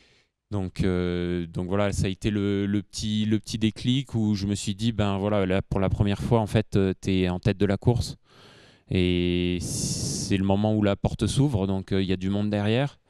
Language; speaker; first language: French; native; French